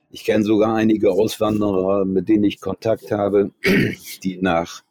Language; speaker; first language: German; native; German